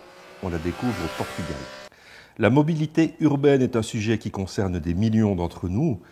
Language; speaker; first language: French; native; French